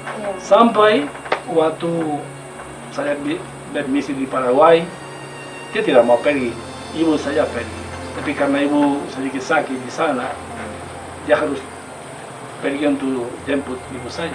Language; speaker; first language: Indonesian; non-native, fluent; Spanish